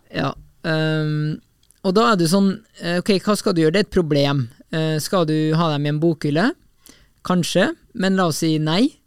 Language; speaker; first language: Norwegian; native; Norwegian